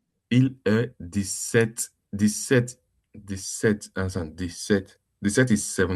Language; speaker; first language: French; non-native, learner; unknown